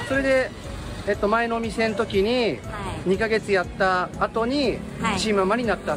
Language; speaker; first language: Japanese; native; Japanese